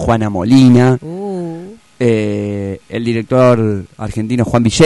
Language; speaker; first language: Spanish; native; Spanish